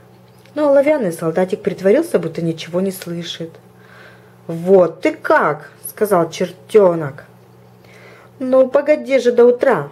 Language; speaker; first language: Russian; native; Russian